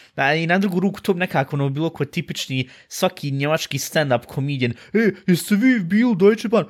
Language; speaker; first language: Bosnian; early bilingual, heritage; Bosnian